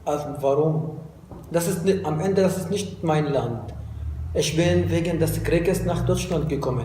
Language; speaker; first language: German; non-native, fluent; Arabic